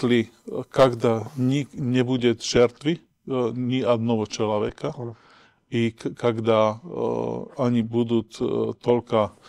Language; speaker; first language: Russian; non-native, learner; Slovak